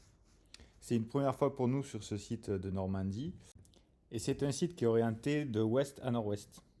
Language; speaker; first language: French; native; French